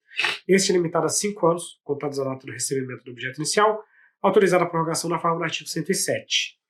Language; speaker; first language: Portuguese; native; Portuguese